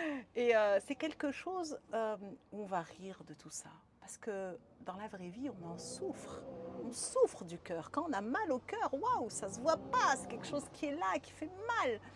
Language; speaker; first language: French; native; French